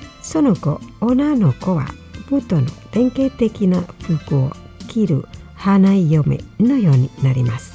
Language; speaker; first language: Japanese; non-native, fluent; Indonesian